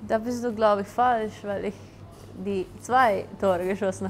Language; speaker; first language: German; non-native, fluent; Slovenian